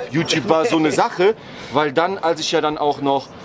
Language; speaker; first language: German; early bilingual, other home language; Ukrainian